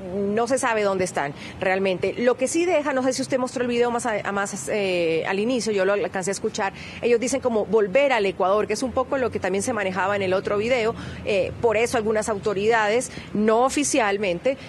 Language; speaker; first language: Spanish; native; Spanish